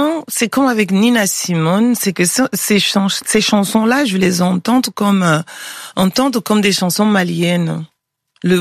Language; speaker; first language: French; non-native, local second language; Bambara